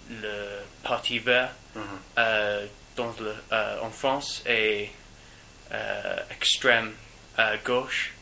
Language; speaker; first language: French; non-native, learner; English